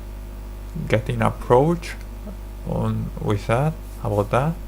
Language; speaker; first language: English; non-native, learner; Spanish